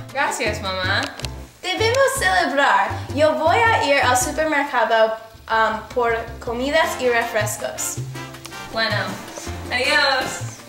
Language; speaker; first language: Spanish; non-native, learner; English